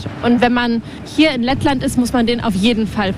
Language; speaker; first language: German; non-native, fluent; Latvian